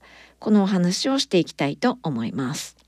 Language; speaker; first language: Japanese; native; Japanese